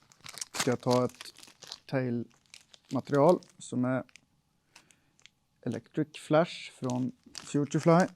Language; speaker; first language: Swedish; native; Swedish